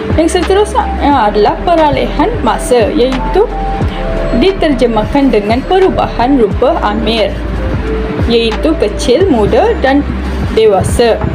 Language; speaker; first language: Malay; non-native, local second language; Tamil